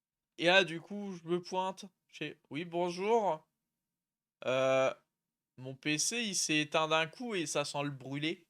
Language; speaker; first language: French; native; French